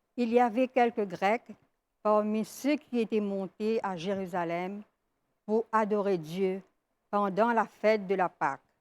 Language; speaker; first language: French; non-native, local second language; Morisyen